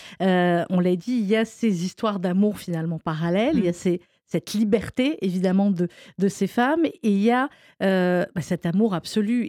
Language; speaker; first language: French; native; French